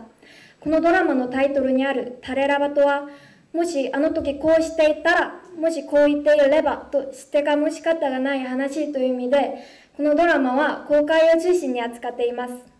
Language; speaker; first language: Japanese; non-native, fluent; Korean